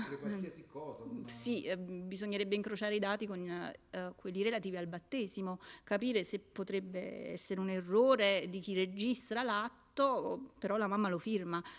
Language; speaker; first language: Italian; native; Italian